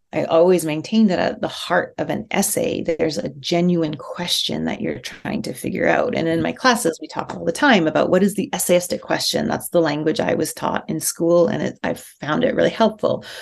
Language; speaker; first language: English; native; English